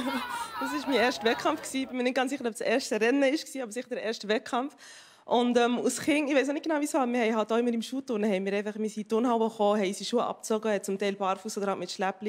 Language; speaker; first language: German; native; German